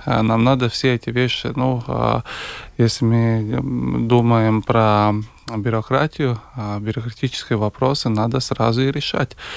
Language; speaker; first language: Russian; non-native, local second language; Latvian